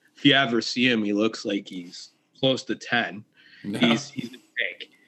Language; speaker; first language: English; native; English